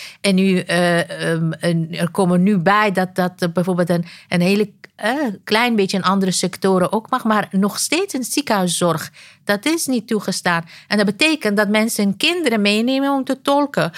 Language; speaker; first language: Dutch; non-native, fluent; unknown